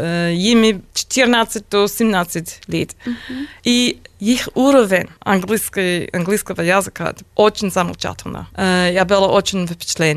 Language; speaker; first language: Russian; non-native, learner; English